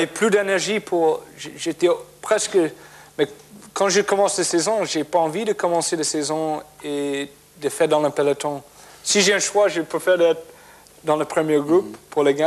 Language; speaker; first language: French; non-native, fluent; English